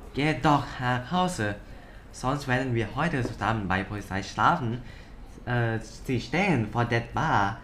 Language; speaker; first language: German; non-native, learner; Thai